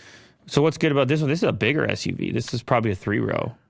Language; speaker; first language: English; native; English